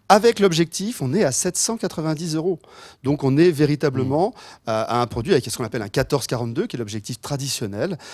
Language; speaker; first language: French; native; French